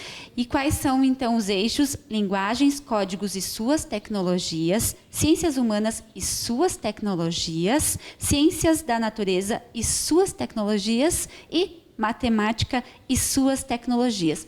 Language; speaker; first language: Portuguese; native; Portuguese